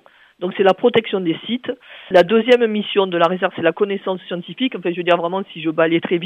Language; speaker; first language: French; native; French